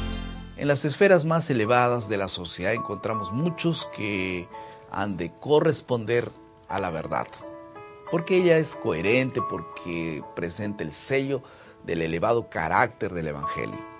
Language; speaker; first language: Spanish; non-native, fluent; Portuguese